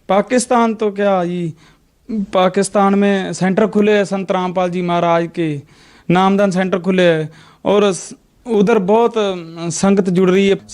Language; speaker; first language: Hindi; non-native, local second language; Punjabi